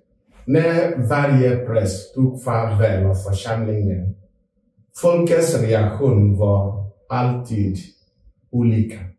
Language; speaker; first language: Swedish; non-native, fluent; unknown